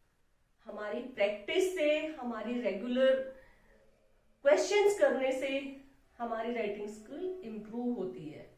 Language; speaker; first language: Hindi; native; Hindi